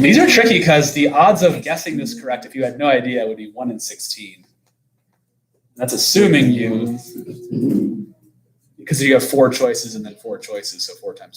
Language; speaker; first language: English; native; English